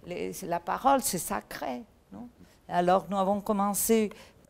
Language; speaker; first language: French; non-native, learner; Catalan